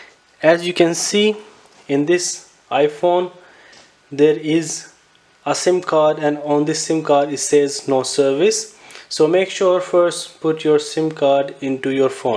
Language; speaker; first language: English; non-native, fluent; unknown